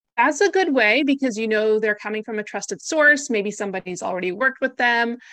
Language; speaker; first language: English; native; English